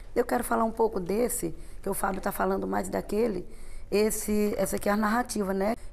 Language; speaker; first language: Portuguese; non-native, local second language; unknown